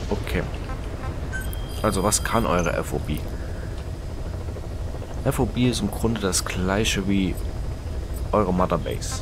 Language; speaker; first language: German; native; German